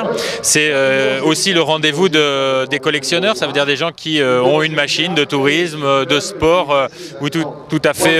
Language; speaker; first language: French; native; French